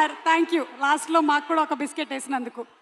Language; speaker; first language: Telugu; native; Telugu